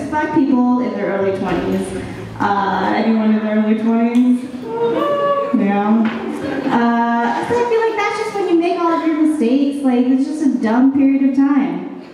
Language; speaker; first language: English; native; English